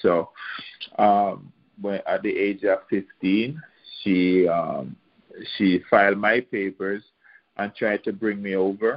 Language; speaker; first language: English; non-native, local second language; Jamaican Creole English